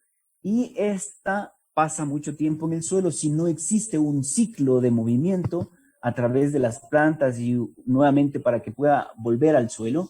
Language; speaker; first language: Spanish; native; Spanish